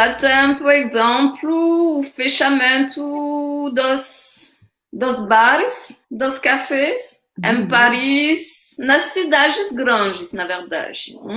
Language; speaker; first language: Portuguese; non-native, fluent; French